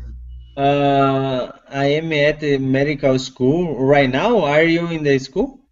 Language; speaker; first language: English; non-native, learner; Portuguese